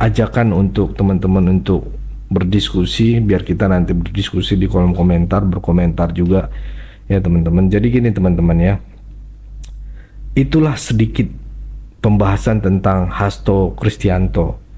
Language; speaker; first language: Indonesian; native; Indonesian